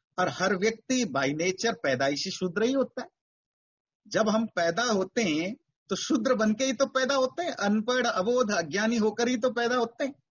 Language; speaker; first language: Hindi; native; Hindi